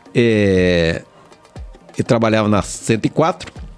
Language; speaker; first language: Portuguese; native; Portuguese